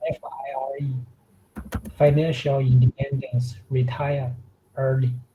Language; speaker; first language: English; non-native, learner; Chinese